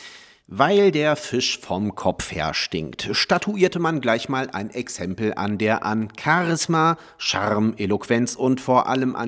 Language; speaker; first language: German; native; German